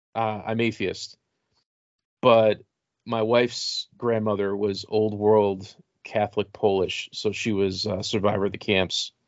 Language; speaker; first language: English; native; English